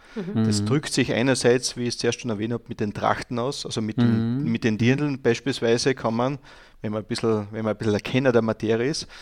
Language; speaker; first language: German; native; German